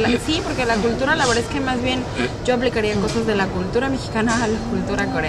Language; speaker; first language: Spanish; native; Spanish